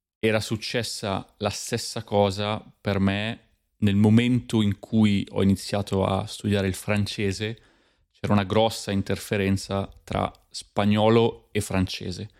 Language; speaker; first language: Italian; native; Italian